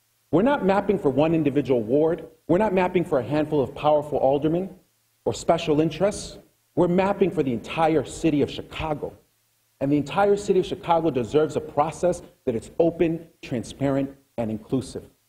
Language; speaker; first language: English; early bilingual, other home language; Spanish